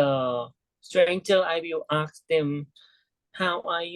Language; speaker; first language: English; non-native, learner; Thai